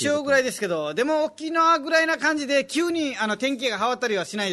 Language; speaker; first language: Japanese; non-native, fluent; Nepali